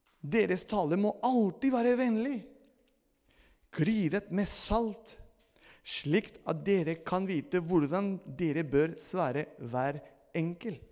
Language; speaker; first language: Norwegian; non-native, fluent; Spanish